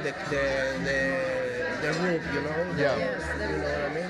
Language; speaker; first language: English; non-native, learner; Spanish